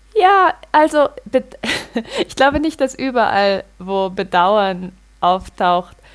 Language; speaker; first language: German; native; German